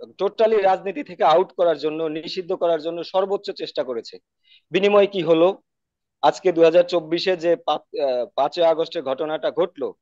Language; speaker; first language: Bangla; native; Bangla